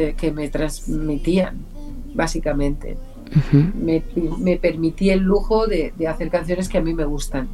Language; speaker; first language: Spanish; native; Spanish